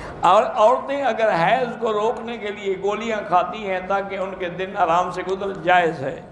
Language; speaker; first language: Urdu; native; Urdu